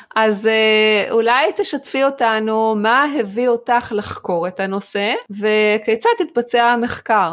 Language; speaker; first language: Hebrew; native; Hebrew